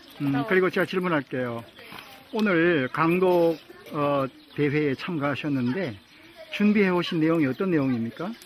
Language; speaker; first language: Korean; native; Korean